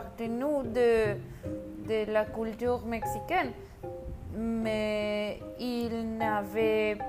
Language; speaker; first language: French; non-native, learner; Spanish